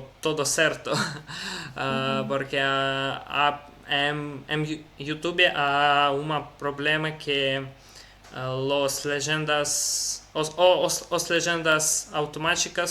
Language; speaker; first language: Portuguese; non-native, learner; Russian